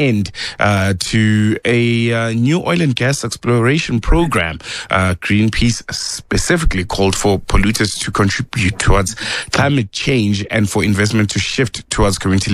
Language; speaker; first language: English; non-native, local second language; Northern Sotho